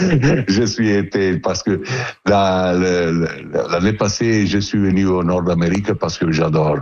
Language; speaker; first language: French; non-native, learner; Italian